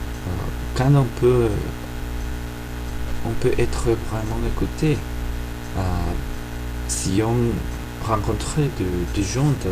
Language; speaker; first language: French; non-native, fluent; Spanish